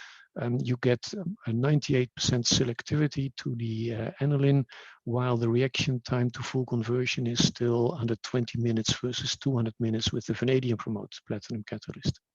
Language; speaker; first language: English; non-native, fluent; Dutch